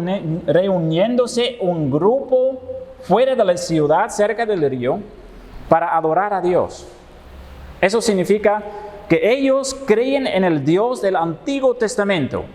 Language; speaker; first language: Spanish; non-native, fluent; Dutch